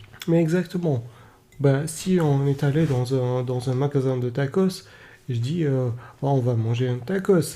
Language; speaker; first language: French; non-native, fluent; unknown